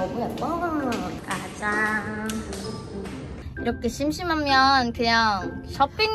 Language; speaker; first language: Korean; non-native, learner; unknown